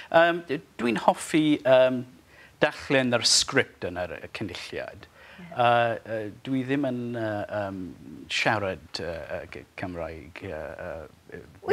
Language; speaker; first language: Welsh; non-native, local second language; English